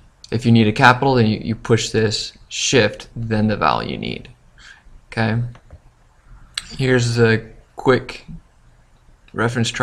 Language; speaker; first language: English; native; English